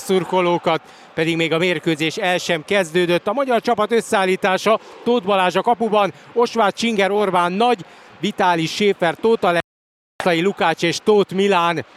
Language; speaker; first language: Hungarian; native; Hungarian